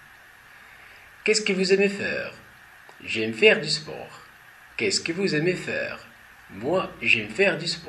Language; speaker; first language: French; non-native, fluent; Portuguese